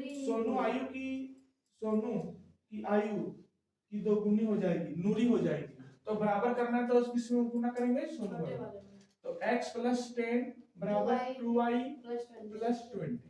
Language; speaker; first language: Hindi; native; Hindi